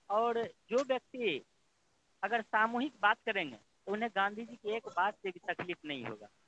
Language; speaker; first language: Hindi; native; Hindi